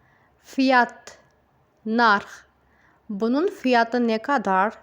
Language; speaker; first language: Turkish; non-native, fluent; Uzbek